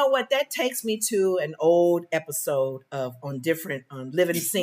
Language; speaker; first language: English; native; English